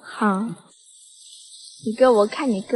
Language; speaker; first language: Chinese; non-native, learner; Lao